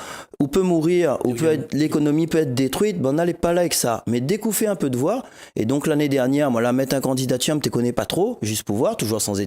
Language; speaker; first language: French; non-native, local second language; Réunion Creole French